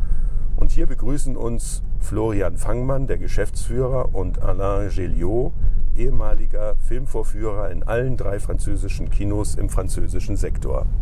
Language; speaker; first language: German; native; German